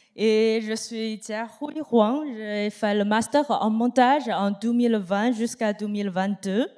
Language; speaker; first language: French; non-native, learner; Chinese